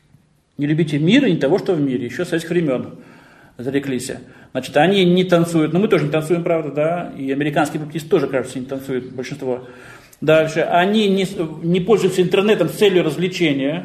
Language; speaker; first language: Russian; native; Russian